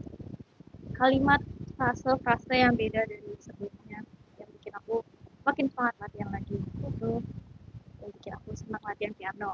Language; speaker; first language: Indonesian; native; Indonesian